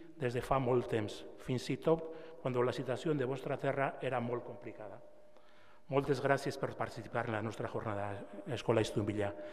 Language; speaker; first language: Catalan; non-native, learner; Basque